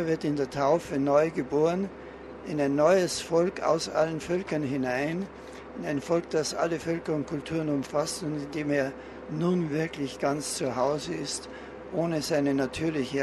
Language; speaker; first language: German; native; German